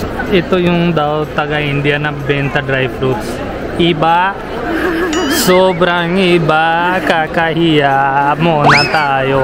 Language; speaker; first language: Filipino; non-native, learner; Hindi